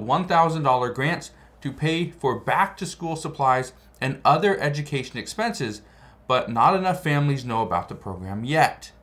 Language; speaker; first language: English; native; English